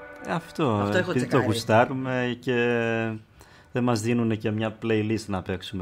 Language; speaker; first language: Greek; native; Greek